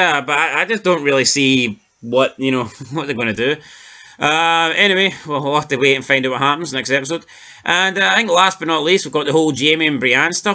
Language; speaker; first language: English; native; English